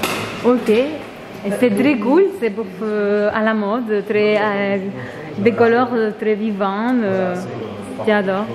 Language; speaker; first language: French; non-native, learner; Spanish